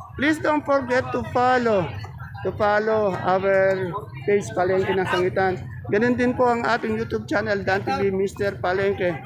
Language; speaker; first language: Filipino; native; Filipino